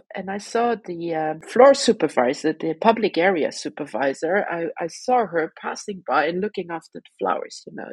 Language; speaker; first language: English; non-native, fluent; Luxembourgish